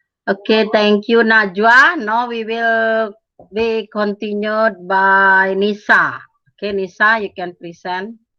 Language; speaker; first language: English; non-native, fluent; Indonesian